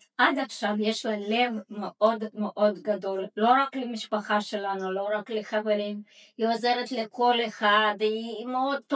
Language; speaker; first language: Hebrew; non-native, fluent; Russian